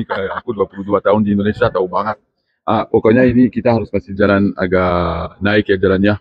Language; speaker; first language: Indonesian; non-native, fluent; Spanish